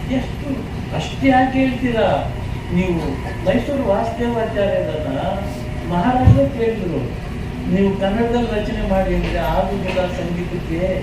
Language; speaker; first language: Kannada; non-native, local second language; Telugu